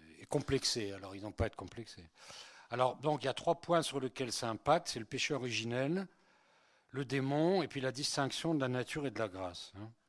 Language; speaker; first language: French; early bilingual, other home language; Spanish